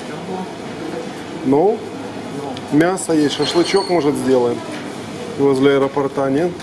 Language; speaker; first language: Russian; native; Russian